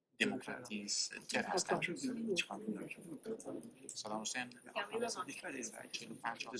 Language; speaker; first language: Persian; non-native, learner; Kurdish